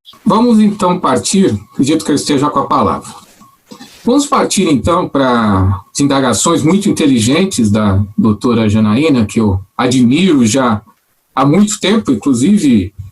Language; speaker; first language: Portuguese; native; Portuguese